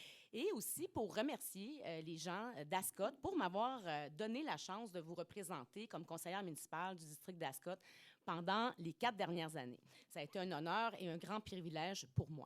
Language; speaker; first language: French; native; French